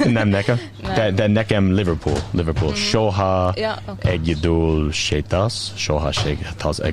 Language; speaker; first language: Hungarian; non-native, learner; English